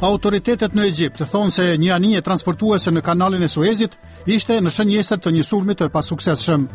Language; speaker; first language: Albanian; native; Albanian